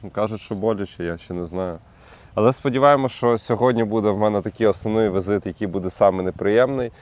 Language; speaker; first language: Ukrainian; native; Ukrainian